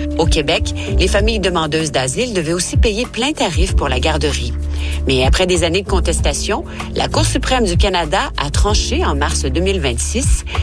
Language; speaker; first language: French; native; French